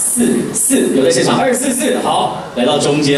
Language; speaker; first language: Chinese; native; Chinese